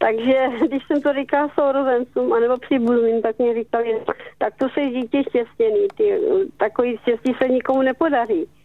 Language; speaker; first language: Czech; native; Czech